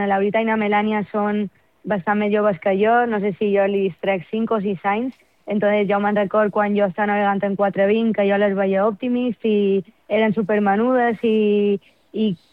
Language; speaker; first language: Catalan; native; Catalan